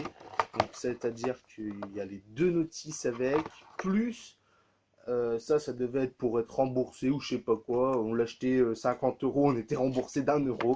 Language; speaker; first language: French; native; French